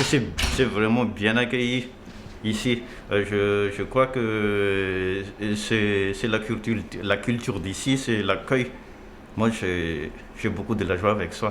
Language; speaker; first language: French; non-native, local second language; Malagasy